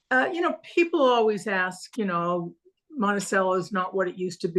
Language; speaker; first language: English; native; English